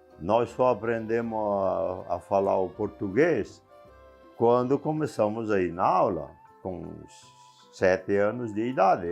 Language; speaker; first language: Portuguese; non-native, local second language; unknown